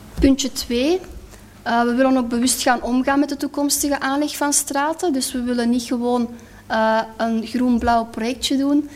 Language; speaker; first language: Dutch; native; Dutch